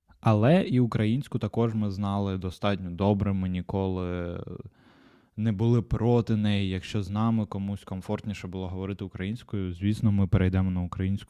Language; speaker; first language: Ukrainian; non-native, local second language; Russian